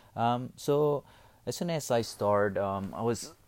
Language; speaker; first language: English; non-native, fluent; Indonesian